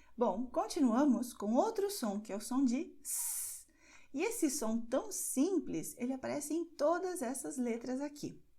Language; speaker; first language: Portuguese; native; Portuguese